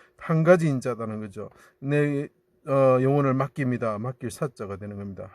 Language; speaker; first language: Korean; native; Korean